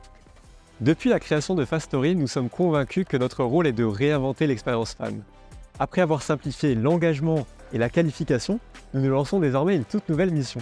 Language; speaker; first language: French; native; French